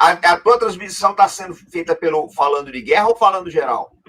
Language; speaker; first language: Portuguese; native; Portuguese